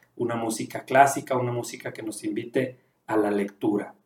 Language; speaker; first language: Spanish; native; Spanish